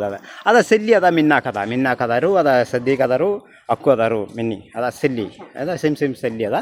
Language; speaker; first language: Arabic; non-native, learner; Malayalam